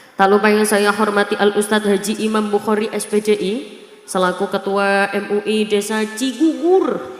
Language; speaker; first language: Indonesian; non-native, local second language; Javanese